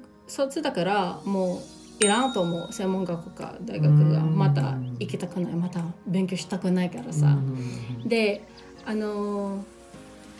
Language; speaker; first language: Japanese; non-native, local second language; Filipino